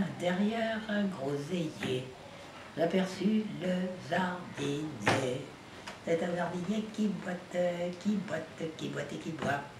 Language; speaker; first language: French; native; French